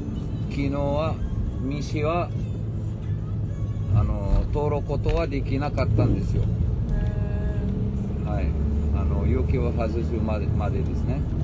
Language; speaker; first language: Japanese; non-native, fluent; Arabic